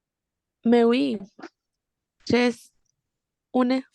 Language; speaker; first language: French; non-native, learner; Spanish